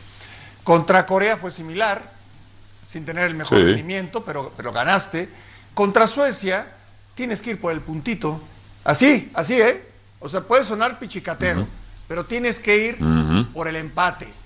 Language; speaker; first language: Spanish; native; Spanish